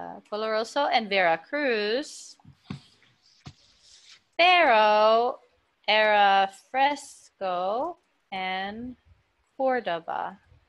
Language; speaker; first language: Spanish; non-native, fluent; English